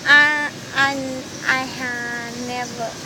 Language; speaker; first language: English; non-native, learner; Vietnamese